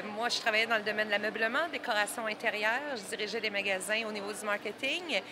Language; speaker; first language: French; native; French